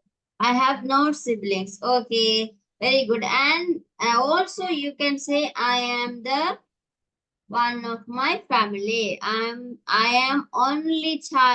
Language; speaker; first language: English; non-native, local second language; Tamil